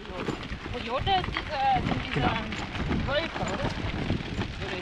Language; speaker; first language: German; non-native, learner; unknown